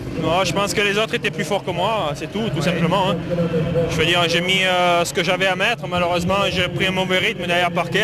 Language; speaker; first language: French; native; French